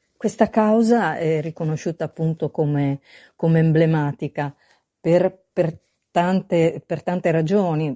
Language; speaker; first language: Italian; non-native, fluent; Spanish